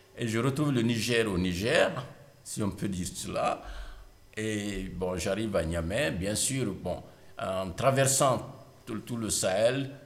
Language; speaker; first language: French; non-native, local second language; Mandingo